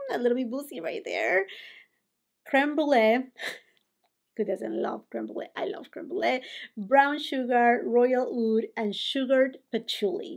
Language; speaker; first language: English; non-native, fluent; Spanish